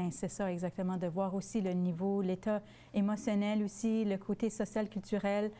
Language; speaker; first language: French; native; French